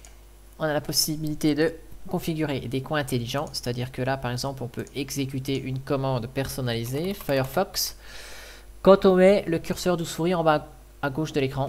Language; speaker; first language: French; native; French